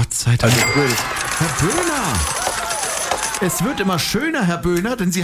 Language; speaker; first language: German; native; German